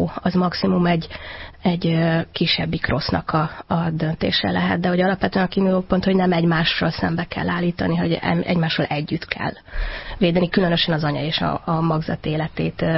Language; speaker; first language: Hungarian; native; Hungarian